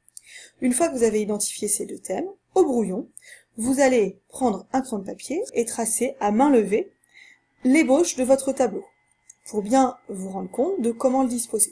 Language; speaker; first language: French; native; French